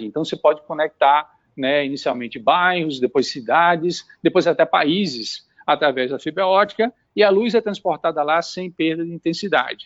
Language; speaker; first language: Portuguese; native; Portuguese